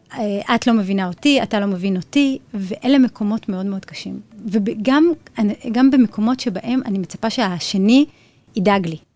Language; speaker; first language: Hebrew; native; Hebrew